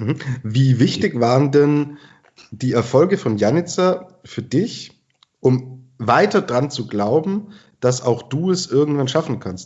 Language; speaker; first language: German; native; German